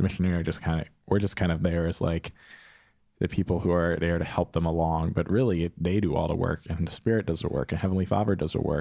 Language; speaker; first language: English; native; English